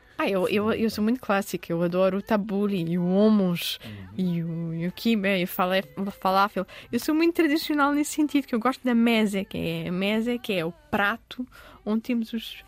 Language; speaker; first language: Portuguese; early bilingual, other home language; Arabic